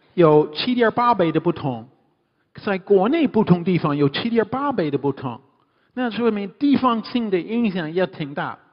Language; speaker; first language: Chinese; non-native, fluent; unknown